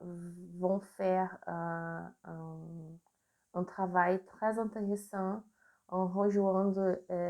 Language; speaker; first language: French; non-native, learner; Portuguese